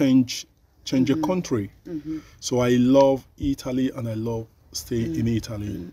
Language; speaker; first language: English; non-native, learner; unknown